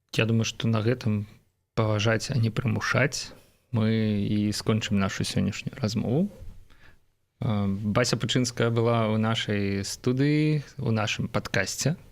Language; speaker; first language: Belarusian; non-native, local second language; Russian